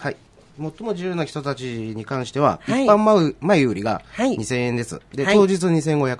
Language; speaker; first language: Japanese; native; Japanese